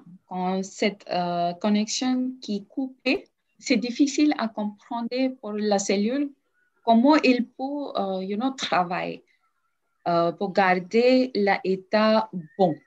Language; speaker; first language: French; non-native, learner; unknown